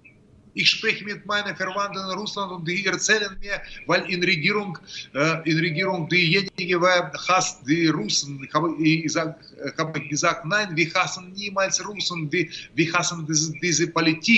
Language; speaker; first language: German; non-native, fluent; Russian